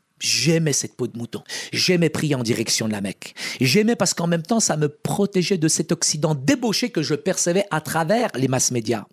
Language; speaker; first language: French; early bilingual, other home language; Arabic